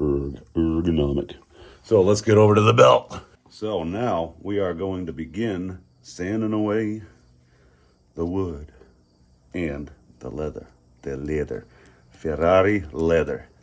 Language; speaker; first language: English; native; English